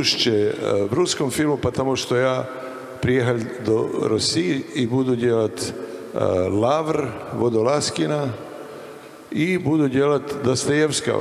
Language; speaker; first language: Russian; non-native, learner; Serbian